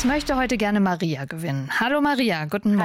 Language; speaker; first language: German; native; German